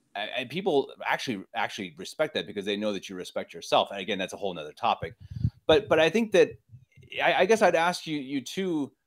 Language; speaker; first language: English; native; English